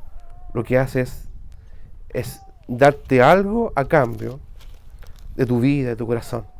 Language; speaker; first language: Spanish; native; Spanish